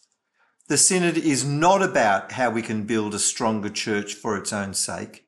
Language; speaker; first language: English; native; English